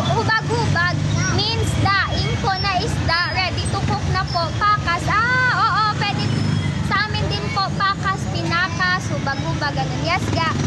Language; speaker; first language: Filipino; non-native, local second language; Hiligaynon